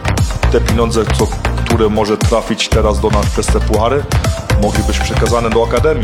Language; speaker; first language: Polish; early bilingual, heritage; Polish